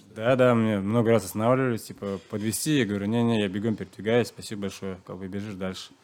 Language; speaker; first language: Russian; non-native, local second language; Chuvash